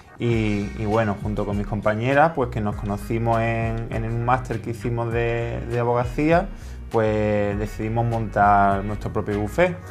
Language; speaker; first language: Spanish; native; Spanish